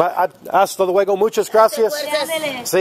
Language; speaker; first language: Spanish; non-native, learner; English